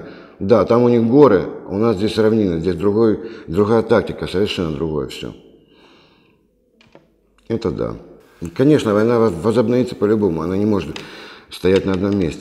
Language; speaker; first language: Russian; native; Russian